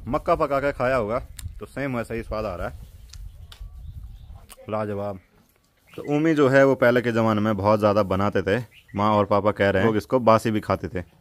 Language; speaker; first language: Hindi; non-native, local second language; Garhwali